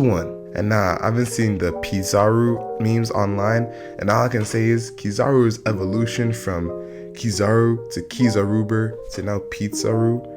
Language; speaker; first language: English; native; English